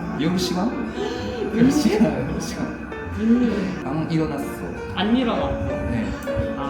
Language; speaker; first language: Korean; non-native, learner; Japanese